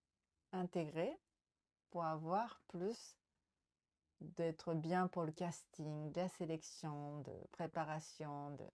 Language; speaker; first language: French; non-native, learner; Japanese